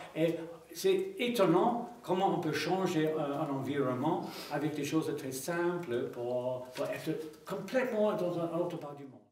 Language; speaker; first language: French; non-native, fluent; English